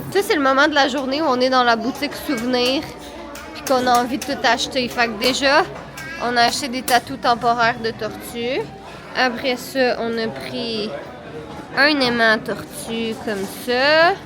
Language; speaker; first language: French; native; French